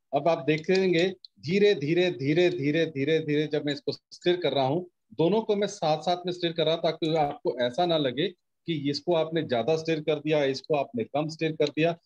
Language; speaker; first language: Hindi; native; Hindi